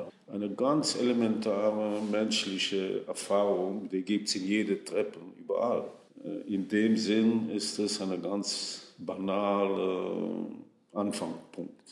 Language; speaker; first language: German; non-native, fluent; Hebrew